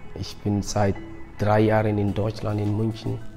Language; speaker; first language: German; non-native, learner; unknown